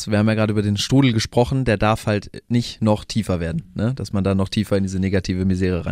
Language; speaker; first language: German; native; German